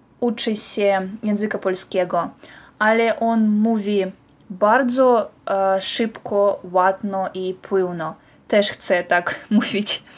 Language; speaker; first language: Polish; non-native, learner; Russian